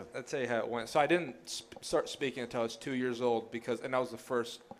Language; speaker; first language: English; early bilingual, other home language; Greek